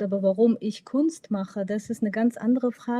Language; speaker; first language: German; early bilingual, other home language; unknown